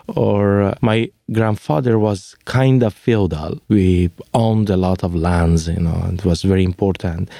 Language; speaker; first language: English; non-native, fluent; Persian